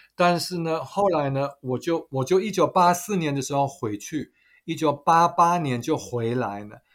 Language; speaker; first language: Chinese; non-native, fluent; German